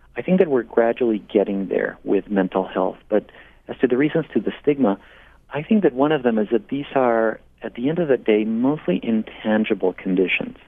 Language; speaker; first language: English; non-native, fluent; Spanish